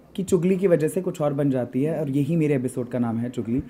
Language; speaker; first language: Hindi; native; Hindi